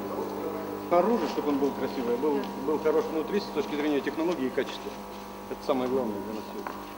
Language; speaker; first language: Russian; native; Russian